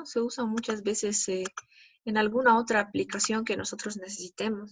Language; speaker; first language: Spanish; native; Spanish